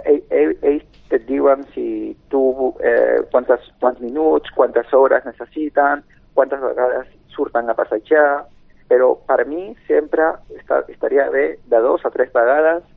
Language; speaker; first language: Catalan; non-native, local second language; Spanish